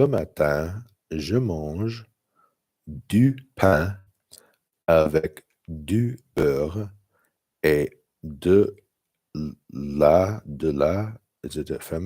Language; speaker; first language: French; non-native, learner; English